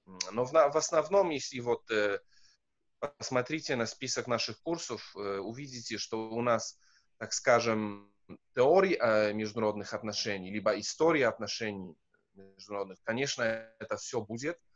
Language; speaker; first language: Russian; non-native, fluent; Polish